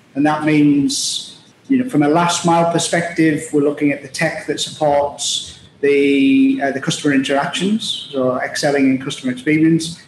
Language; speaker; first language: English; native; English